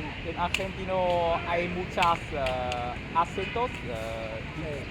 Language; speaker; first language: Spanish; non-native, learner; Vietnamese